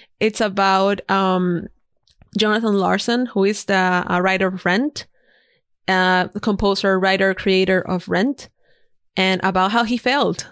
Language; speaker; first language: English; non-native, fluent; Spanish